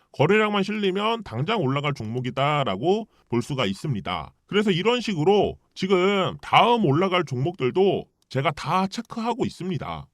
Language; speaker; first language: Korean; early bilingual, heritage; Korean